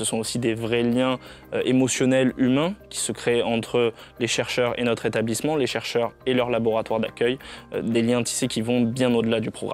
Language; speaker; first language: French; native; French